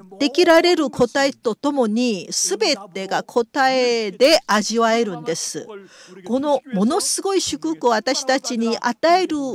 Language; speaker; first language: Japanese; non-native, fluent; Korean